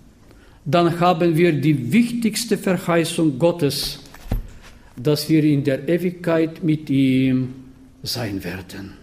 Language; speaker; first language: German; non-native, fluent; Bulgarian